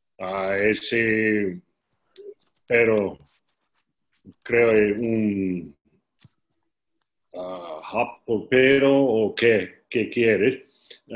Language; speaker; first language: Spanish; non-native, learner; English